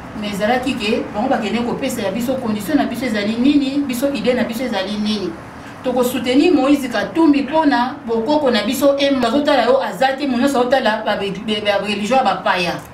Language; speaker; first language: Lingala; non-native, local second language; Kongo